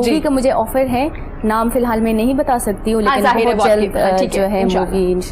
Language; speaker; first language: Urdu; non-native, local second language; Pashto